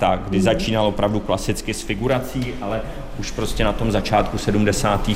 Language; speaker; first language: Czech; native; Czech